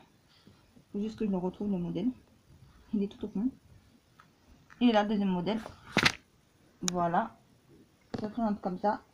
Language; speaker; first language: French; native; French